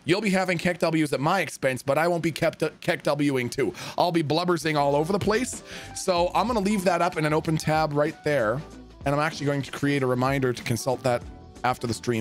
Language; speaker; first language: English; native; English